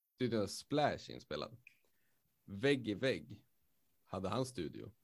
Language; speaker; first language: Swedish; native; Swedish